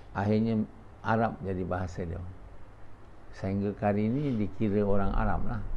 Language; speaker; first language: Malay; native; Malay